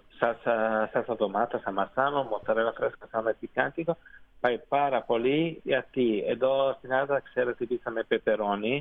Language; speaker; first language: Greek; non-native, learner; Italian